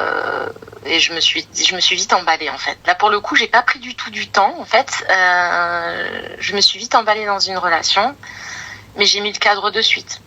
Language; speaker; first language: French; native; French